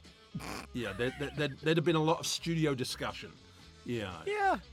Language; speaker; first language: English; native; English